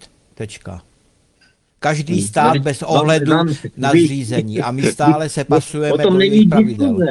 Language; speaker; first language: Czech; native; Czech